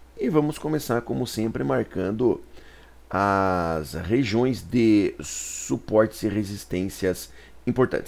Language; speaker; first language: Portuguese; native; Portuguese